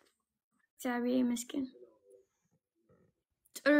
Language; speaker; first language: Amharic; non-native, learner; English